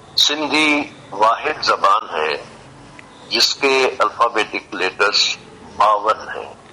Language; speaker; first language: Urdu; non-native, local second language; Sindhi